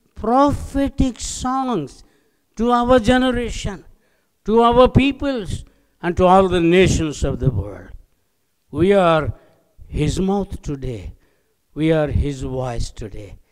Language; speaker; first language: English; non-native, local second language; Telugu